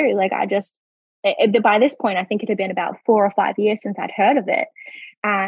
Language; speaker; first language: English; native; English